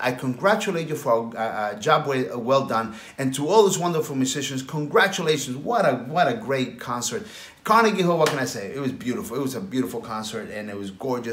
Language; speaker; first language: English; early bilingual, other home language; Spanish